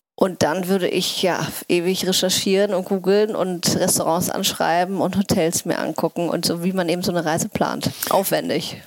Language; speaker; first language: German; native; German